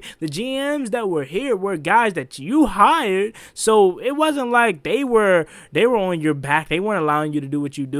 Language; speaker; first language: English; native; English